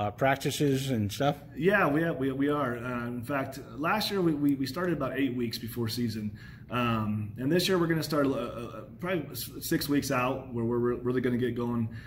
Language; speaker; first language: English; native; English